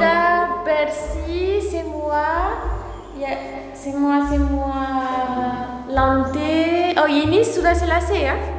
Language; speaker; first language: Indonesian; non-native, learner; French